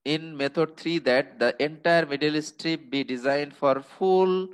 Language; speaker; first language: English; non-native, local second language; Bangla